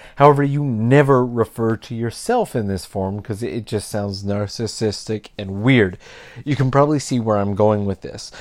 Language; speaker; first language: English; native; English